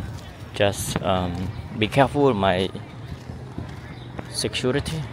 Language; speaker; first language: English; non-native, learner; Khmer